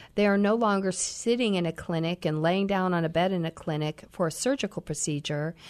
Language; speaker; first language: English; native; English